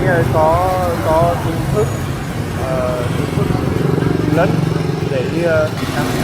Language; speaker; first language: Vietnamese; non-native, learner; English